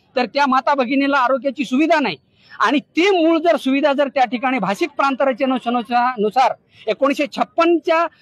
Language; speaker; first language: Marathi; non-native, local second language; Lambadi